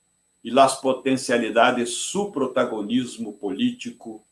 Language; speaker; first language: Spanish; non-native, fluent; Portuguese